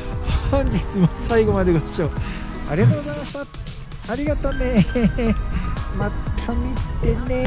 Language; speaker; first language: Japanese; native; Japanese